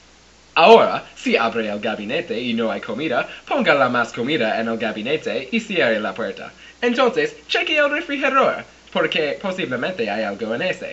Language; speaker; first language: Spanish; non-native, learner; English